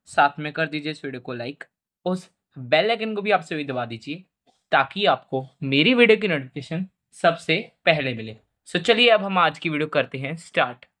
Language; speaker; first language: Hindi; non-native, local second language; Punjabi